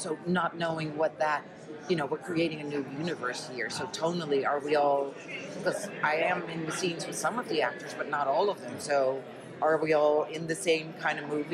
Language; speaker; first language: English; non-native, fluent; Dutch